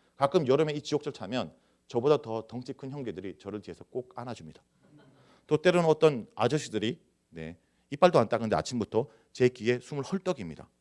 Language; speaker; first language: Korean; native; Korean